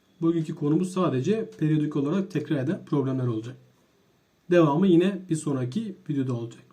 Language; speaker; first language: Turkish; native; Turkish